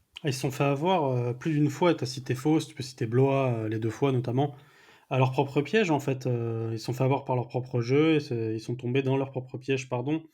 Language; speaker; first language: French; native; French